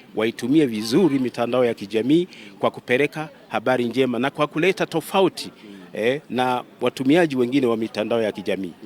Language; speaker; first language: Swahili; native; Swahili